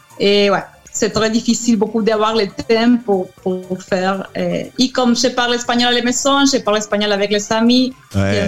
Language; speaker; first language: French; non-native, learner; Spanish